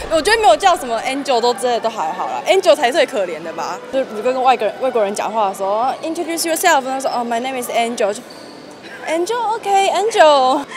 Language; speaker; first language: Chinese; native; Chinese